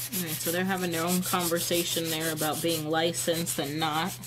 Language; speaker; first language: English; native; English